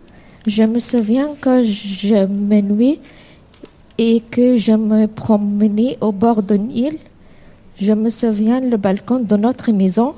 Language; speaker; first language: French; non-native, learner; Arabic